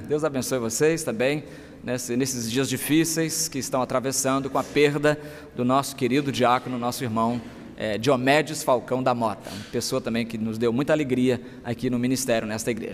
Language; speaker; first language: Portuguese; native; Portuguese